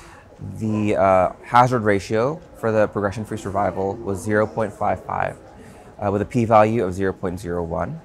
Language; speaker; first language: English; native; English